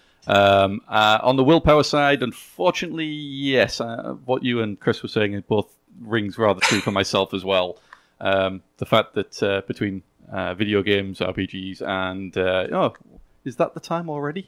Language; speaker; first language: English; native; English